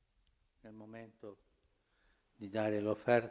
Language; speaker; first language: Italian; non-native, fluent; Spanish